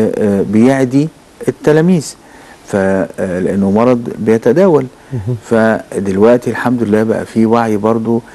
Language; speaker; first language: Arabic; native; Arabic